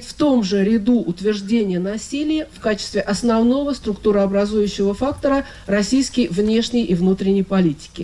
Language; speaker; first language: Russian; native; Russian